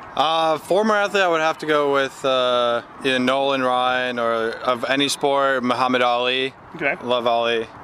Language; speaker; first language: English; early bilingual, other home language; Slovak